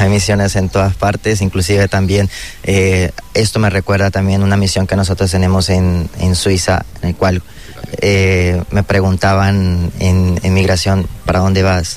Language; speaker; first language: Spanish; native; Spanish